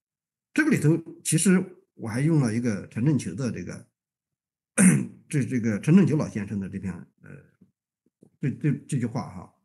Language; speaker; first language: Chinese; native; Chinese